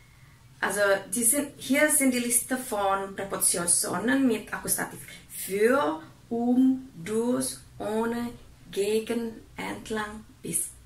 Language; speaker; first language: German; non-native, fluent; Indonesian